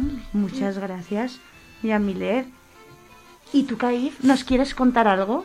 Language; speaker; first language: Spanish; native; Spanish